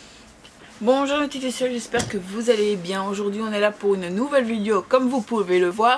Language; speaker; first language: French; native; French